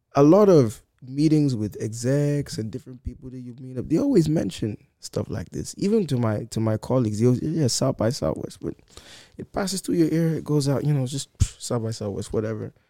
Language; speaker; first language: English; non-native, local second language; Akan